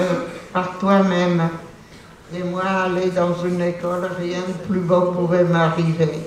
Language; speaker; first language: French; non-native, fluent; Polish